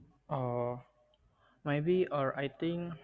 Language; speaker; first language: English; non-native, learner; Indonesian